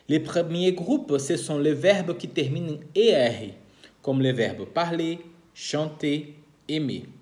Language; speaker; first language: French; non-native, fluent; Portuguese